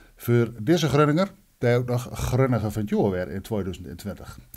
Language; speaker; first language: Dutch; native; Dutch